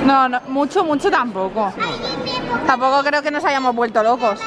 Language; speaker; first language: Spanish; native; Spanish